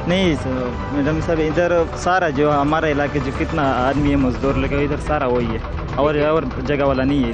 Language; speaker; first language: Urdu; non-native, local second language; Pashto